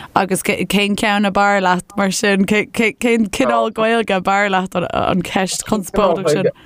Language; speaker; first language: Irish; non-native, local second language; English